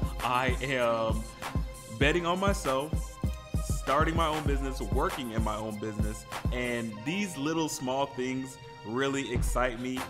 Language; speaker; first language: English; native; English